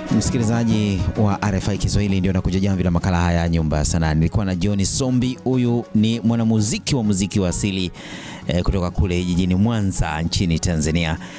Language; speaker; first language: Swahili; native; Swahili